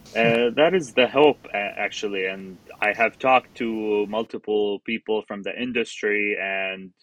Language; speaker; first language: English; non-native, fluent; Arabic